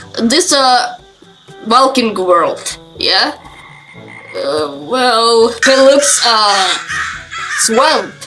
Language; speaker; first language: English; non-native, learner; Ukrainian